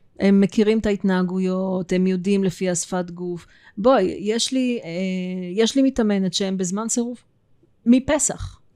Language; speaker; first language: Hebrew; early bilingual, other home language; Russian